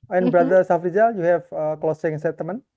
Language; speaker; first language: English; non-native, learner; Indonesian